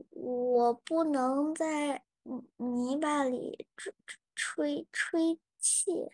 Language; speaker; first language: Chinese; early bilingual, heritage; Chinese